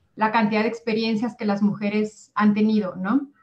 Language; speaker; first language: Spanish; native; Spanish